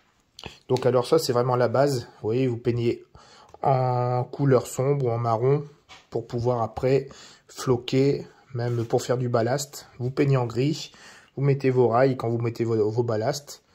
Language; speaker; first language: French; native; French